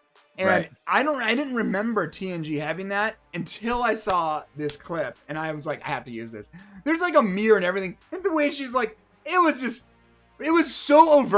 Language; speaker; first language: English; native; English